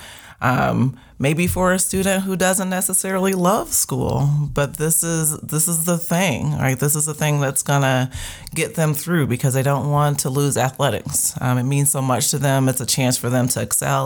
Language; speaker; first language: English; native; English